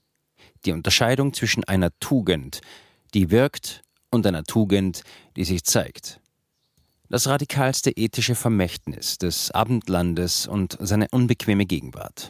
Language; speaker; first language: German; native; German